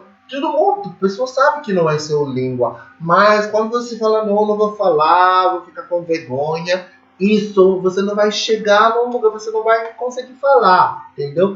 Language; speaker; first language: Portuguese; non-native, fluent; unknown